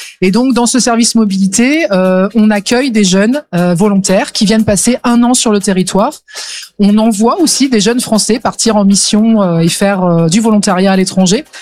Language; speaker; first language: French; native; French